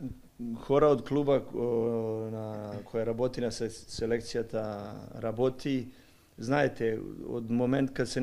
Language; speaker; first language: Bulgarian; non-native, learner; Serbian